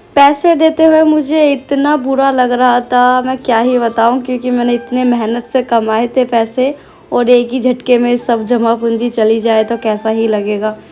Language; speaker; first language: Hindi; non-native, local second language; Bangla